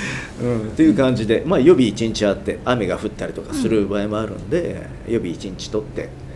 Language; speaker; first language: Japanese; native; Japanese